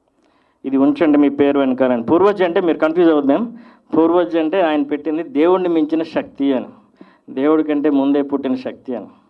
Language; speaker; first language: Telugu; native; Telugu